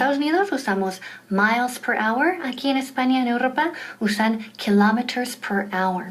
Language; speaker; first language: Spanish; non-native, fluent; English